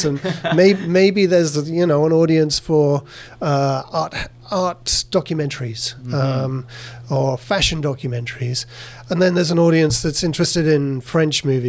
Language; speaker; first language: English; native; English